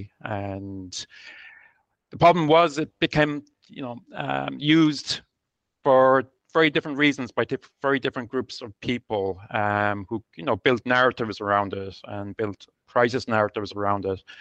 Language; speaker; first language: English; native; English